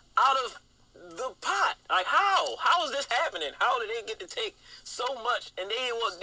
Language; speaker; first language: English; native; English